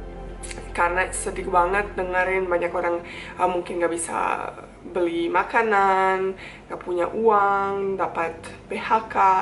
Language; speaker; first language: Indonesian; non-native, fluent; Bosnian